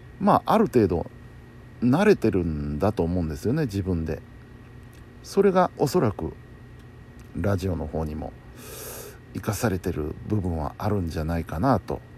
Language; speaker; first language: Japanese; native; Japanese